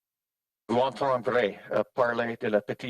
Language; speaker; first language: French; non-native, fluent; English